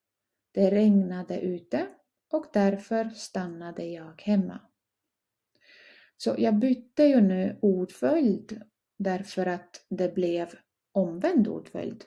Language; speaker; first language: Swedish; non-native, fluent; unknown